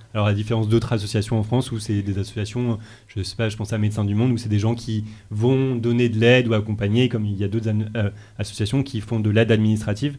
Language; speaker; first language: French; native; French